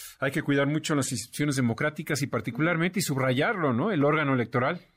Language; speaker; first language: Spanish; native; Spanish